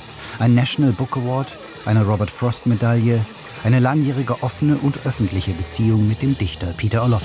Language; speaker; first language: German; native; German